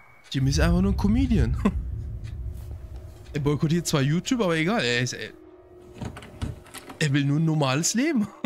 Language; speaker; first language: German; native; German